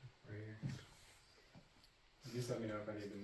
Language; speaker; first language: English; native; English